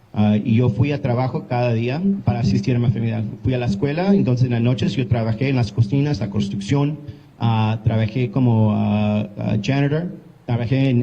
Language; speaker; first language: Spanish; early bilingual, heritage; English